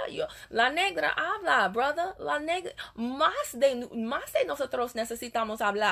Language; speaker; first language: Spanish; non-native, learner; English